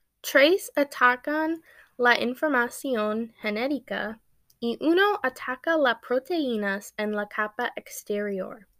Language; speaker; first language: Spanish; non-native, learner; English